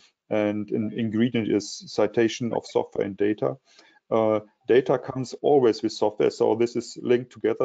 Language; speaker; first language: English; non-native, fluent; German